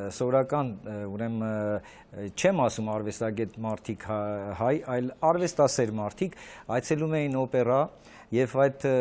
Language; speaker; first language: Armenian; native; Armenian